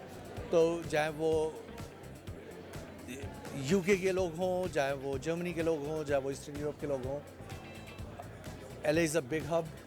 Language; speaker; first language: Hindi; native; Hindi